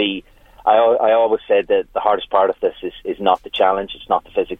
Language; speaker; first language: English; native; English